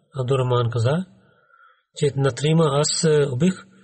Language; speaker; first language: Bulgarian; non-native, learner; Urdu